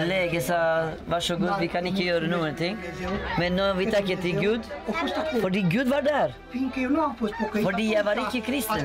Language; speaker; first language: Norwegian; non-native, learner; Romanian